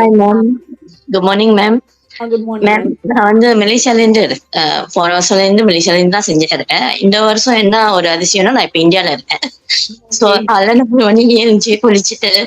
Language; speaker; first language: Tamil; early bilingual, heritage; Tamil